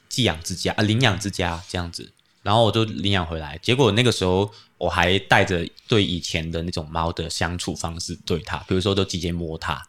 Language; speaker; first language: Chinese; non-native, local second language; Cantonese